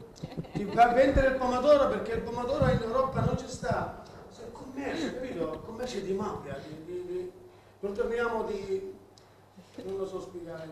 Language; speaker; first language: Italian; non-native, learner; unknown